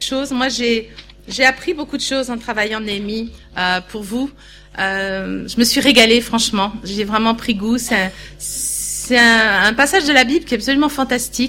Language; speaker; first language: French; native; French